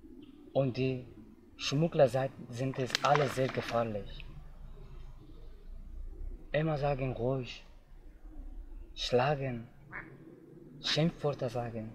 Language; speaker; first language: German; non-native, learner; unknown